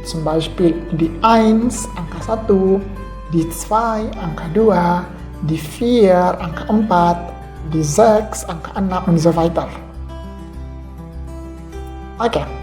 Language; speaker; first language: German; non-native, fluent; Indonesian